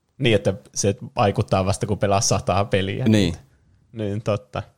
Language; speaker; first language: Finnish; native; Finnish